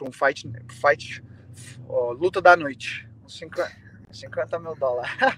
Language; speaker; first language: Portuguese; non-native, fluent; English